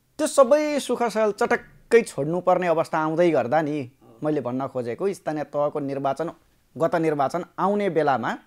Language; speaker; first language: Nepali; native; Nepali